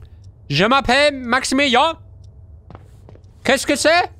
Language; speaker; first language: French; non-native, learner; German